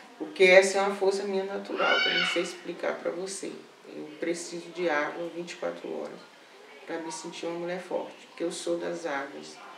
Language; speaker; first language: Portuguese; native; Portuguese